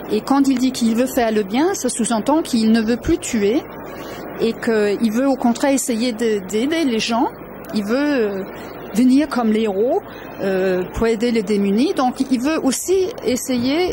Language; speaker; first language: French; early bilingual, other home language; Danish